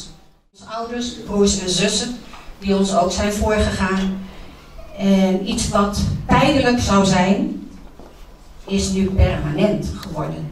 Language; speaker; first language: Dutch; early bilingual, other home language; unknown